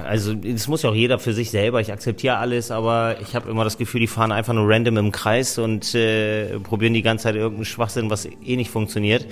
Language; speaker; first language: German; native; German